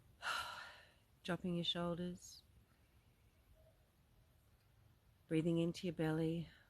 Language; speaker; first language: English; native; English